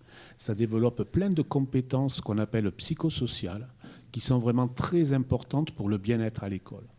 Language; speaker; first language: French; native; French